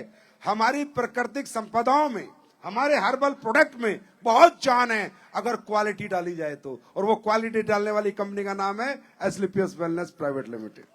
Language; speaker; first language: Hindi; native; Hindi